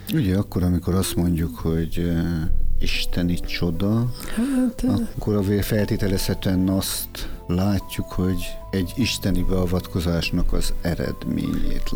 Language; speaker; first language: Hungarian; native; Hungarian